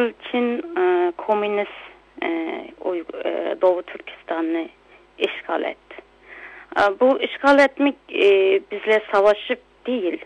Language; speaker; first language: Turkish; non-native, local second language; Uyghur